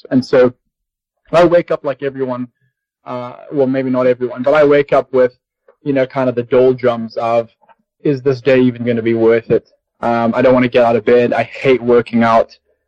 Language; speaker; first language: English; native; English